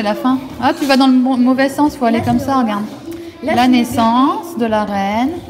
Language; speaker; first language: French; native; French